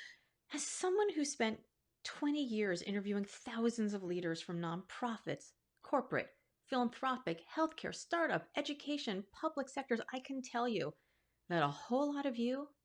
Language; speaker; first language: English; native; English